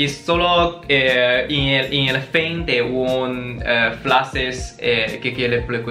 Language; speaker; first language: Spanish; non-native, learner; Chinese